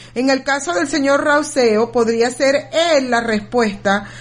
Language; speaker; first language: Spanish; native; Spanish